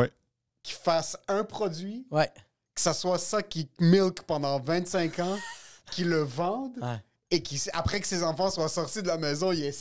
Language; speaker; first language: French; native; French